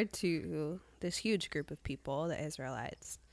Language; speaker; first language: English; native; English